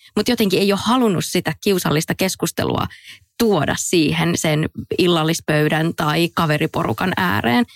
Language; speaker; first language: Finnish; native; Finnish